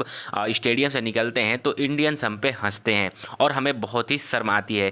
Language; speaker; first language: Hindi; native; Hindi